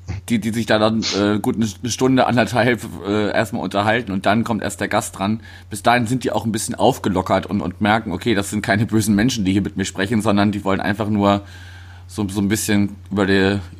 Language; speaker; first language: German; native; German